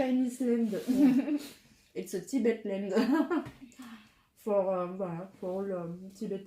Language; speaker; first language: English; non-native, learner; French